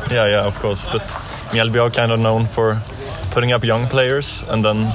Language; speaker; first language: English; non-native, fluent; Swedish